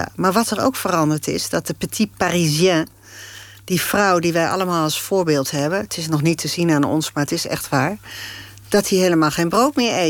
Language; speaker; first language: Dutch; native; Dutch